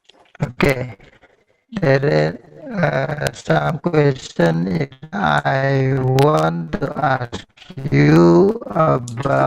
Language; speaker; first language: English; non-native, fluent; Indonesian